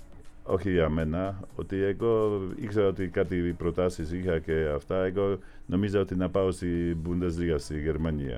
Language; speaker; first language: Greek; non-native, fluent; Polish